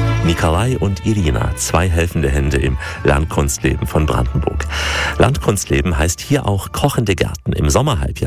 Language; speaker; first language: German; native; German